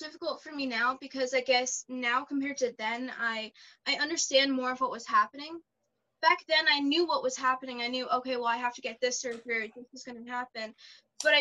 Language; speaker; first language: English; native; English